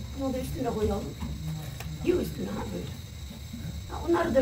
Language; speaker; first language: Turkish; native; Turkish